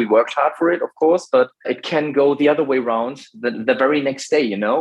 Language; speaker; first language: English; non-native, fluent; German